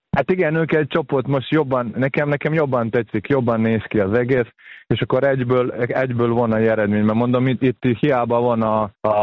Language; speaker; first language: Hungarian; non-native, fluent; Serbian